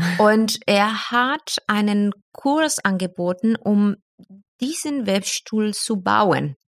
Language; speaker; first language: German; non-native, fluent; Spanish